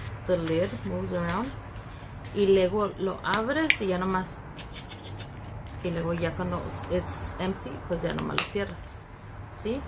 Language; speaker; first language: Spanish; early bilingual, heritage; Spanish